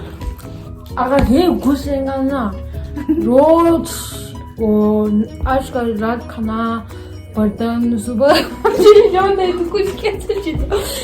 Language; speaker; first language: Hindi; non-native, local second language; Tibetan